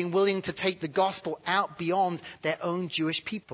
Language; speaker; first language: English; native; English